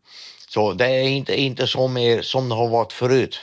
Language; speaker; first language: Swedish; non-native, fluent; Dutch